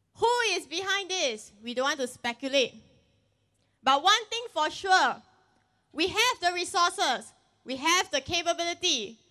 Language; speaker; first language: English; non-native, local second language; Chinese